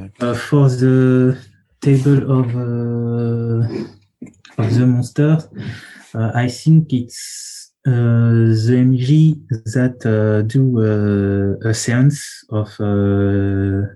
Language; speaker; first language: English; non-native, learner; French